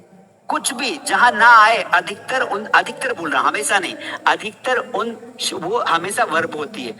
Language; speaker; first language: Hindi; native; Hindi